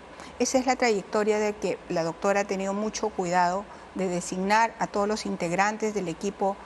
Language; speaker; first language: Spanish; native; Spanish